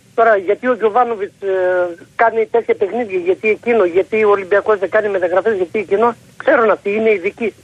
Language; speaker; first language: Greek; native; Greek